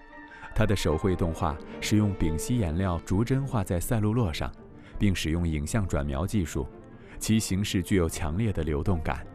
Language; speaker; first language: Chinese; native; Chinese